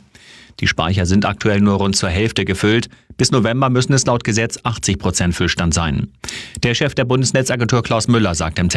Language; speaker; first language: German; native; German